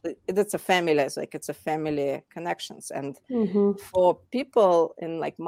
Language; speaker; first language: English; non-native, fluent; Russian